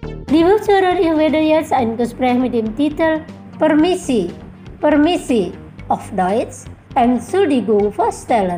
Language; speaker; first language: German; non-native, fluent; Indonesian